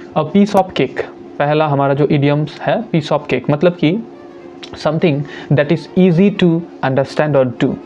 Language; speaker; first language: Hindi; non-native, local second language; Bangla